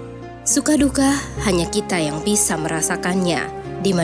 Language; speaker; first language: Indonesian; native; Indonesian